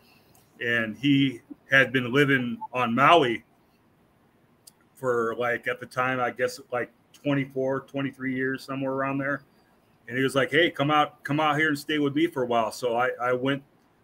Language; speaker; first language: English; native; English